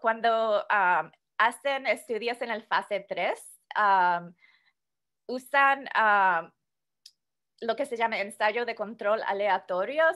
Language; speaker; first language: Spanish; non-native, fluent; English